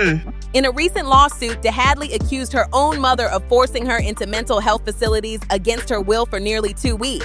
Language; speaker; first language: English; native; English